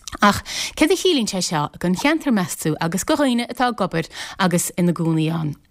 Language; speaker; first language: Irish; native; Irish